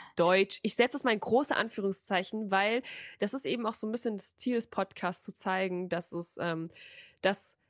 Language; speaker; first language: German; native; German